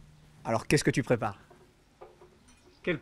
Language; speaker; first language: French; native; French